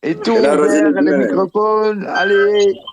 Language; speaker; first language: French; non-native, fluent; Dutch